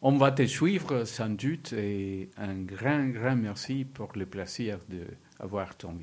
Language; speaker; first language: French; non-native, learner; Spanish